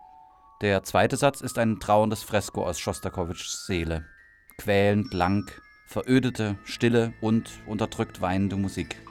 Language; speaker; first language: German; native; German